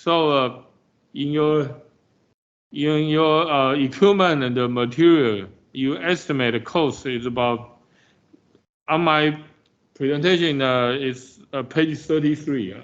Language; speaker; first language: English; non-native, fluent; Chinese